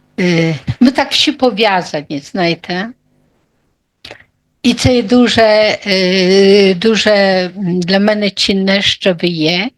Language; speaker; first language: Polish; non-native, local second language; Ukrainian